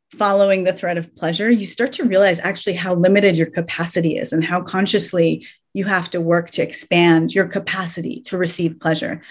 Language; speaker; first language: English; early bilingual, other home language; Persian